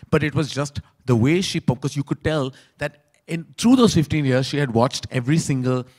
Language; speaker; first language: English; non-native, local second language; Hindi